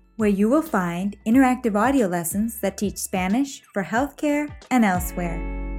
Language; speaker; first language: English; native; English